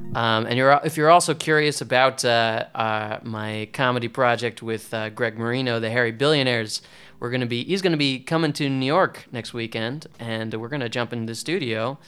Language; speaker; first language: English; native; English